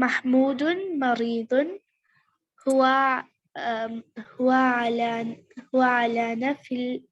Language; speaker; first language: Arabic; non-native, learner; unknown